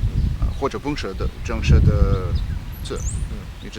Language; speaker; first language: Chinese; non-native, learner; English